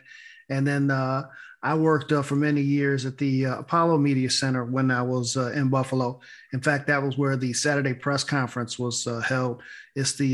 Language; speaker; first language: English; native; English